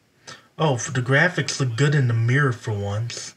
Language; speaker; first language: English; native; English